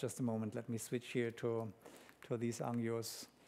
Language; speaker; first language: English; non-native, fluent; German